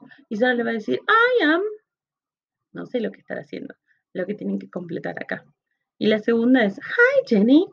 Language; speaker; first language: Spanish; native; Spanish